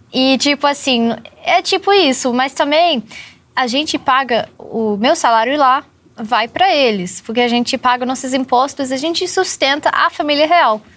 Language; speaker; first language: Portuguese; non-native, fluent; English